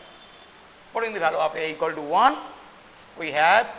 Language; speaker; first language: English; non-native, local second language; Bangla